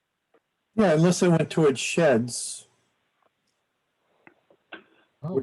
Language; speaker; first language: English; native; English